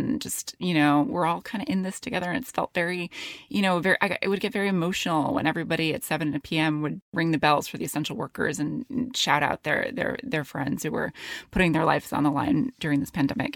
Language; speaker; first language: English; native; English